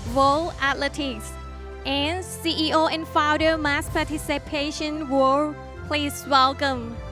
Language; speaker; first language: English; non-native, fluent; Thai